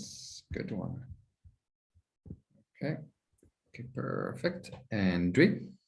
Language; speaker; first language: English; non-native, fluent; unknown